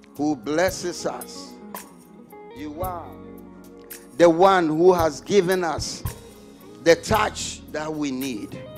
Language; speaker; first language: English; non-native, local second language; Akan